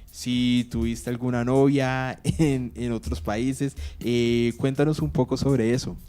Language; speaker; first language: Spanish; native; Spanish